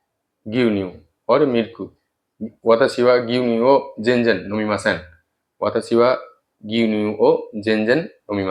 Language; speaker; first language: Japanese; non-native, fluent; Bangla